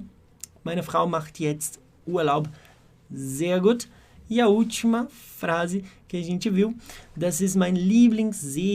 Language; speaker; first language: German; non-native, fluent; Portuguese